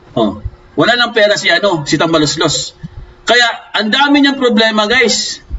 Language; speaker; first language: Filipino; non-native, local second language; Cebuano